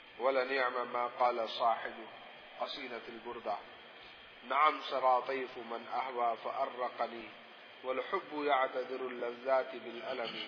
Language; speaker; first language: Urdu; non-native, local second language; Pashto